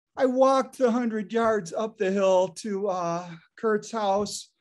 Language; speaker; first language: English; native; English